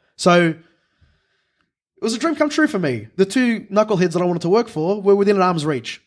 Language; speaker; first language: English; native; English